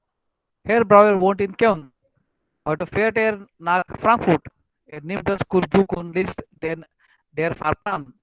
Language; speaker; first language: German; non-native, fluent; Marathi